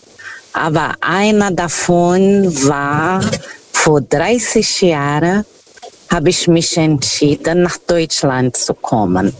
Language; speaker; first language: German; non-native, fluent; Portuguese